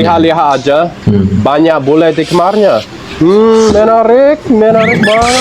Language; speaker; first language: Indonesian; non-native, fluent; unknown